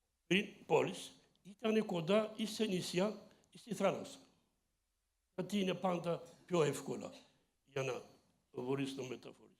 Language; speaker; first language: Greek; early bilingual, heritage; Greek